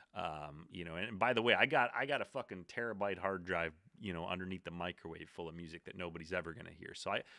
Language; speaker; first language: English; native; English